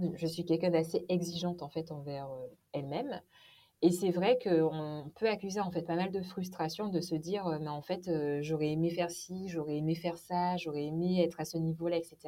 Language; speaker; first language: French; native; French